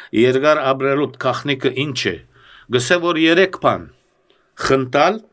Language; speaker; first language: Armenian; early bilingual, heritage; Armenian